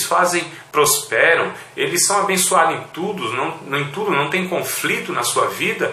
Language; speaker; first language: Portuguese; native; Portuguese